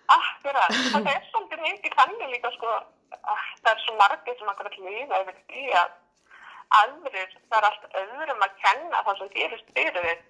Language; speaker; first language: Icelandic; non-native, fluent; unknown